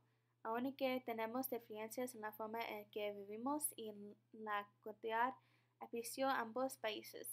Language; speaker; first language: Spanish; non-native, learner; English